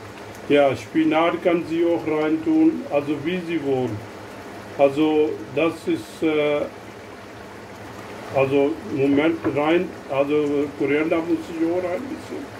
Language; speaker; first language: German; non-native, learner; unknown